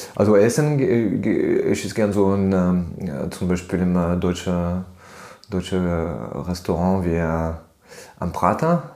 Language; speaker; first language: German; non-native, fluent; French